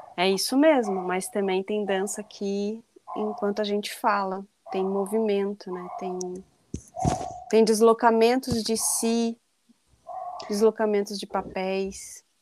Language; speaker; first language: Portuguese; native; Portuguese